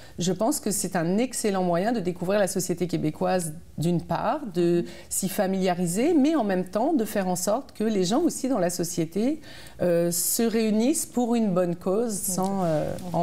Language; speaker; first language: French; native; French